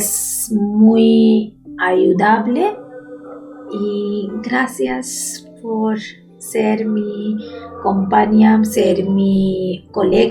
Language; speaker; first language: Spanish; non-native, learner; Bangla